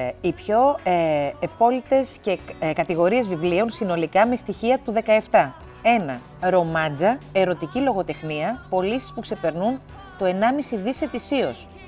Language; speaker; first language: Greek; native; Greek